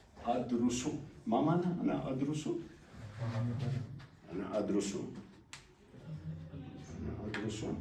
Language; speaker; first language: Arabic; non-native, fluent; Urdu